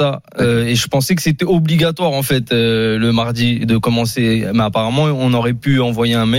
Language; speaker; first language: French; native; French